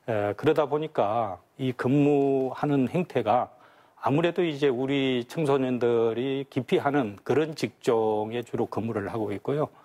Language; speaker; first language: Korean; native; Korean